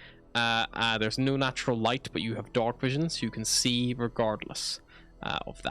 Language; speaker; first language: English; native; English